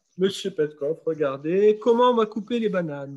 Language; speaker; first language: French; native; French